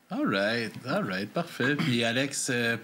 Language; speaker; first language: French; native; French